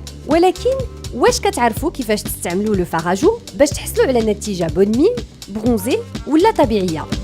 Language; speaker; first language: Arabic; native; Arabic